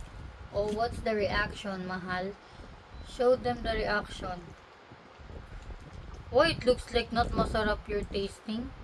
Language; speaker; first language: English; non-native, local second language; Filipino